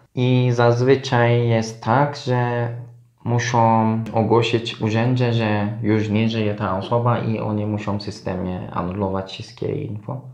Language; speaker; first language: Polish; non-native, learner; Turkish